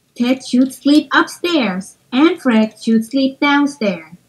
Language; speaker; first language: English; non-native, fluent; Thai